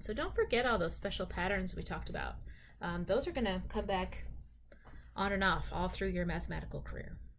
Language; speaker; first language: English; native; English